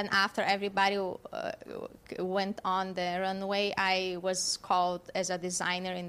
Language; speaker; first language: English; non-native, fluent; German